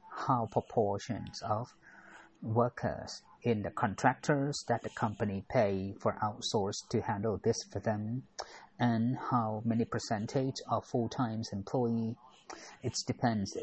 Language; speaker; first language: English; non-native, fluent; Thai